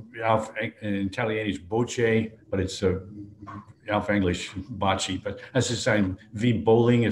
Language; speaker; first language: German; non-native, learner; English